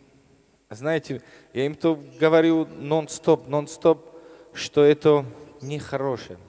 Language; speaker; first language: Russian; non-native, learner; Slovak